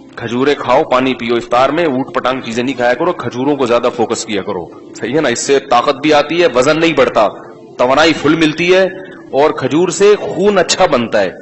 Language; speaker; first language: Urdu; native; Urdu